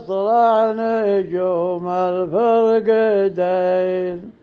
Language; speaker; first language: Arabic; native; Arabic